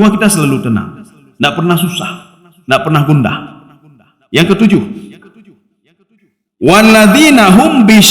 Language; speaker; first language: Indonesian; native; Indonesian